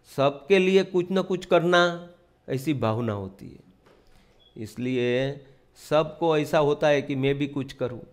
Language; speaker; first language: Hindi; non-native, local second language; Gujarati